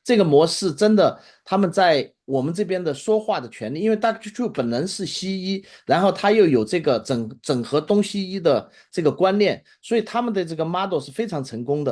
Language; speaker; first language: Chinese; native; Chinese